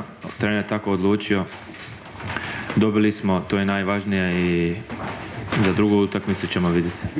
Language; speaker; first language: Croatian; early bilingual, heritage; Croatian